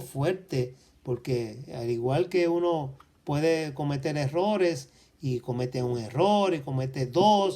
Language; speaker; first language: Spanish; native; Spanish